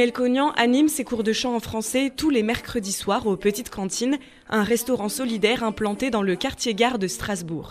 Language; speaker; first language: French; native; French